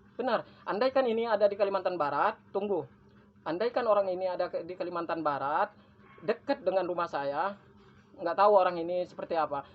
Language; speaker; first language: Indonesian; non-native, local second language; Madurese